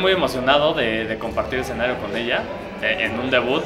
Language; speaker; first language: Spanish; native; Spanish